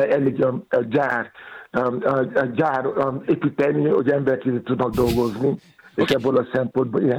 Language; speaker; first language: Hungarian; non-native, fluent; Yoruba